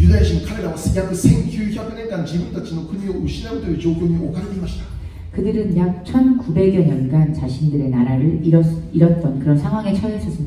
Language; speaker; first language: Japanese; non-native, fluent; Korean